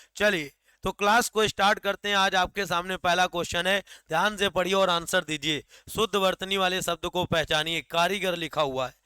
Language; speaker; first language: Hindi; native; Hindi